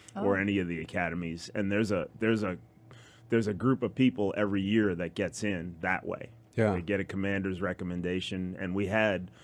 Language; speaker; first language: English; native; English